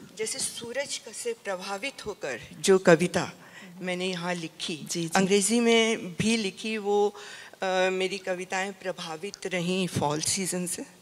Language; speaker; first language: Hindi; native; Hindi